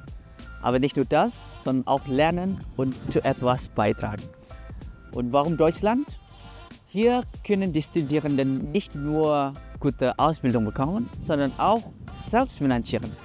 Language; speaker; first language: German; non-native, fluent; Indonesian